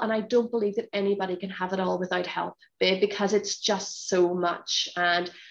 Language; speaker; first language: English; native; English